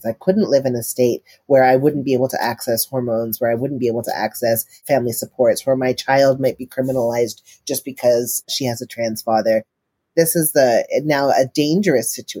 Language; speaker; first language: English; native; English